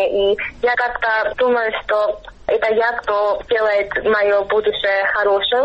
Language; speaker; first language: Russian; non-native, fluent; Georgian